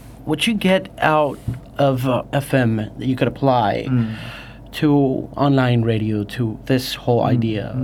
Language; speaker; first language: English; non-native, fluent; Spanish